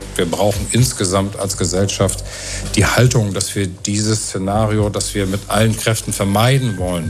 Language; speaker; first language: German; native; German